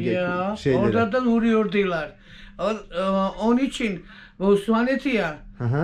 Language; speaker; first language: Turkish; non-native, learner; Svan